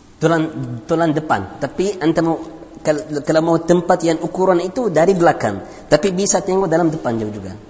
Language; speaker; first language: Indonesian; non-native, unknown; Arabic